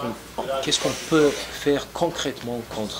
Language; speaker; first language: French; non-native, fluent; Serbian